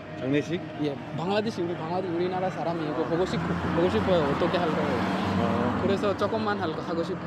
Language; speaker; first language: Korean; non-native, learner; Bangla